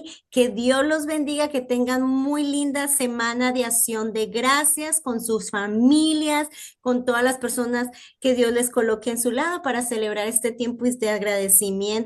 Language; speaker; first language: Spanish; native; Spanish